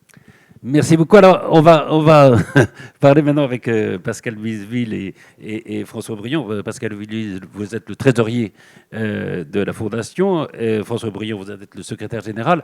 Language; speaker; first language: French; native; French